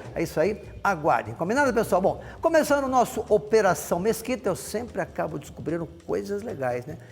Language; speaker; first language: Portuguese; native; Portuguese